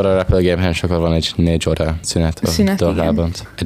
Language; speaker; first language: Hungarian; early bilingual, heritage; English